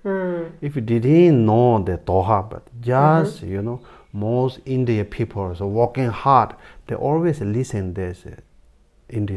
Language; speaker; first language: English; non-native, learner; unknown